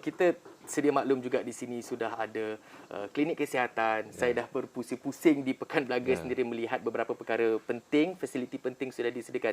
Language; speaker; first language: Malay; native; Malay